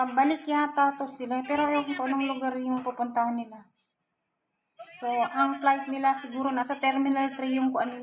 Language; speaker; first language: Filipino; native; Filipino